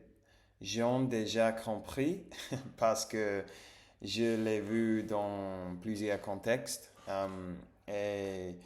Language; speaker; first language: French; non-native, learner; English